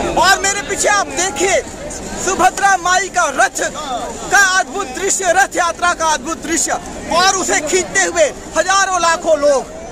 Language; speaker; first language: Hindi; native; Hindi